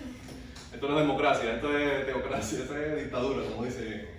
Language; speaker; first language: Spanish; native; Spanish